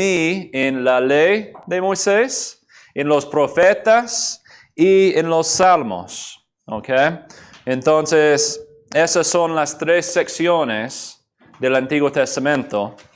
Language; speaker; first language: Spanish; non-native, fluent; English